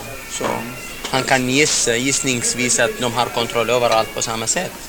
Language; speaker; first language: Swedish; non-native, fluent; Arabic